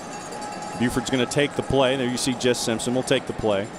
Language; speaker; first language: English; native; English